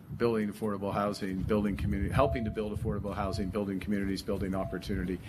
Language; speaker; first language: English; native; English